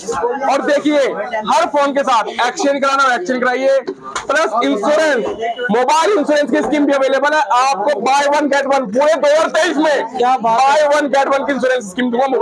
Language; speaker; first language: Hindi; native; Hindi